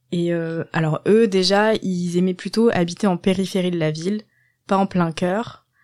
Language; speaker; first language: French; native; French